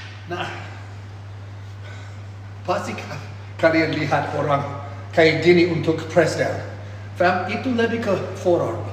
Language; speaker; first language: Indonesian; non-native, fluent; English